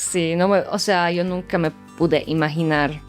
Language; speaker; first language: Spanish; non-native, fluent; Slovak